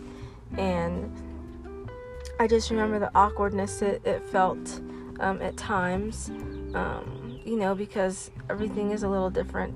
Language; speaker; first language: English; native; English